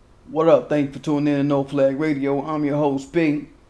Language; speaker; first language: English; native; English